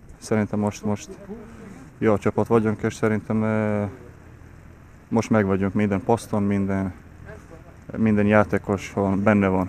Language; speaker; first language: Hungarian; non-native, fluent; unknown